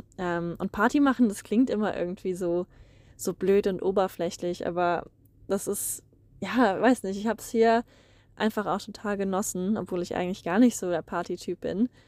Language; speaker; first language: German; native; German